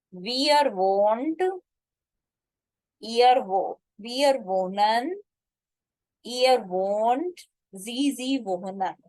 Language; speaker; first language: German; non-native, fluent; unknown